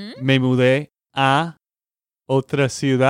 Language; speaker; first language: Spanish; non-native, learner; English